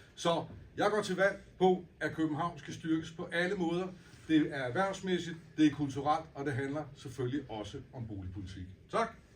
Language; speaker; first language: Danish; native; Danish